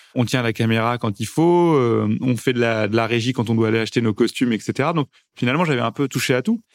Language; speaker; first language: French; native; French